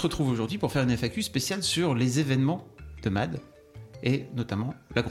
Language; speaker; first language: French; native; French